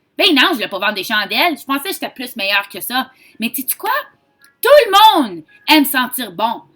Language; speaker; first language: French; native; French